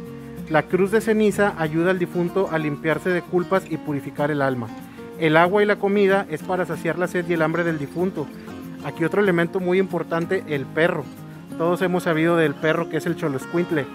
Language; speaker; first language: Spanish; native; Spanish